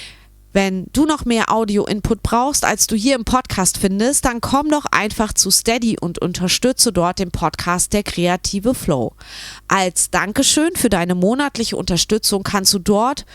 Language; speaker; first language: German; native; German